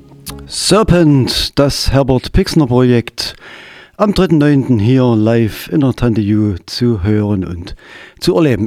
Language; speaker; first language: German; native; German